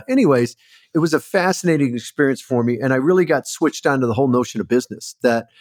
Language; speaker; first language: English; native; English